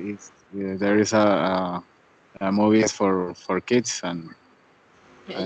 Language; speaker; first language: English; non-native, learner; Spanish